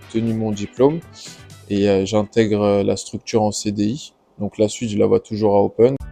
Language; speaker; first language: French; native; French